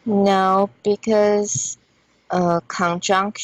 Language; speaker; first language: English; non-native, learner; Chinese